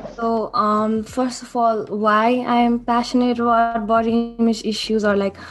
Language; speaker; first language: English; non-native, local second language; Nepali